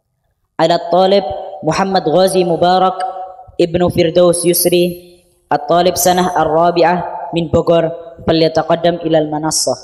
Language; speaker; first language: Arabic; non-native, fluent; Indonesian